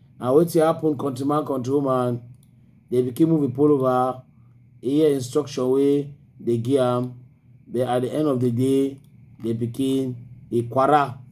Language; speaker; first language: Nigerian Pidgin; native; Nigerian Pidgin